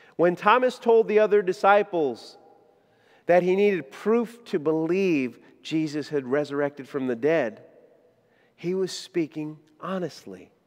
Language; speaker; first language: English; native; English